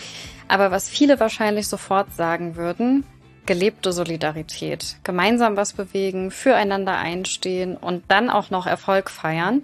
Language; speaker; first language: German; native; German